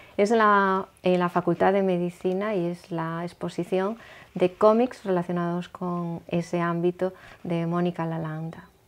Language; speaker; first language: Spanish; native; Spanish